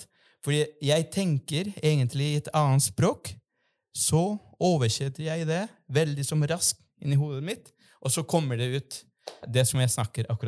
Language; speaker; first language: Norwegian; non-native, fluent; Spanish